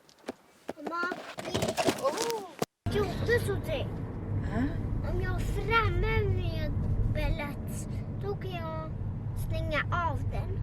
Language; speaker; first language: Swedish; early bilingual, other home language; Mongolian